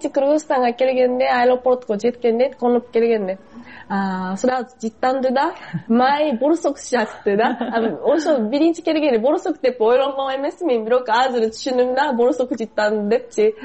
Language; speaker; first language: Kyrgyz; non-native, fluent; Japanese